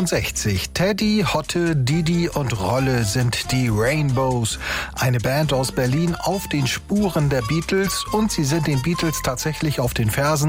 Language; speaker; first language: German; native; German